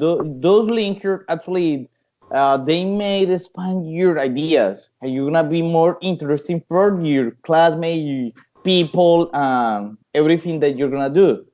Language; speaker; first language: English; non-native, fluent; Spanish